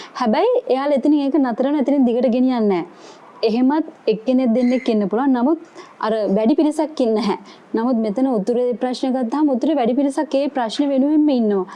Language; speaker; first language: Sinhala; native; Sinhala